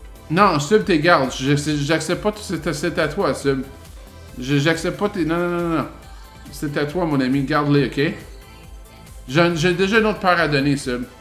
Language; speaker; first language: French; native; French